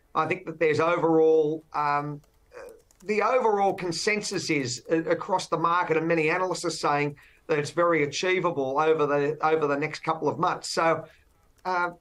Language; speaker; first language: English; native; English